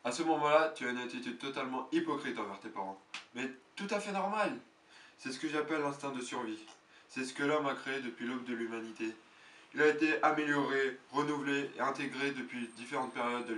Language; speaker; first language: French; native; French